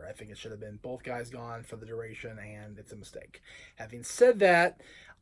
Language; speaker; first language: English; native; English